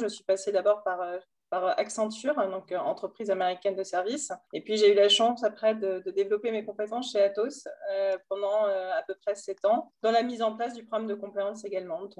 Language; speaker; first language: French; native; French